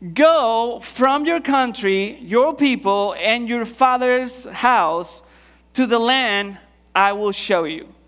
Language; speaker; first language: English; non-native, fluent; Spanish